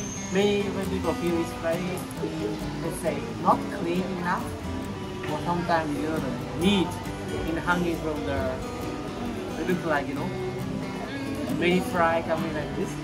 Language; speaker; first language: English; non-native, learner; Japanese